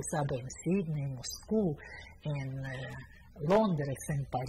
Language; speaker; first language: Spanish; non-native, fluent; Russian